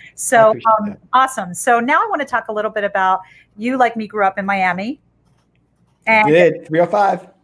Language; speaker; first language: English; native; English